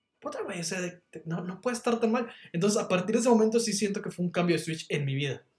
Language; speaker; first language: Spanish; native; Spanish